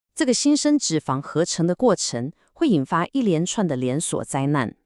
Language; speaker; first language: Chinese; native; Chinese